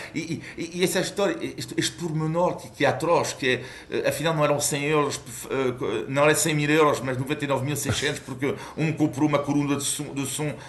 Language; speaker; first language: Portuguese; non-native, fluent; French